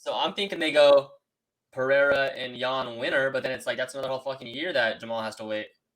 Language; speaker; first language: English; native; English